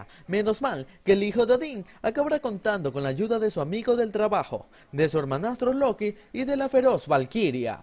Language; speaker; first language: Spanish; native; Spanish